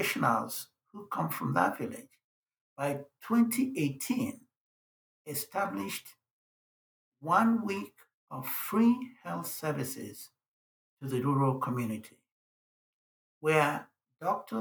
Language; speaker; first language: English; non-native, local second language; Igbo